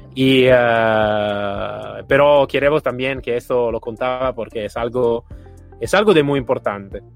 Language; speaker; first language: Spanish; non-native, fluent; Italian